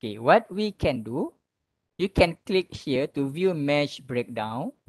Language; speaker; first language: English; non-native, local second language; Malay